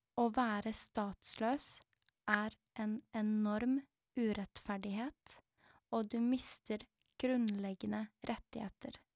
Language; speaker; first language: Norwegian; native; Norwegian